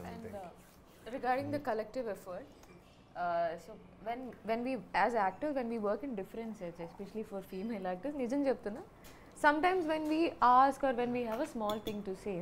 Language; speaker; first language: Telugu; non-native, learner; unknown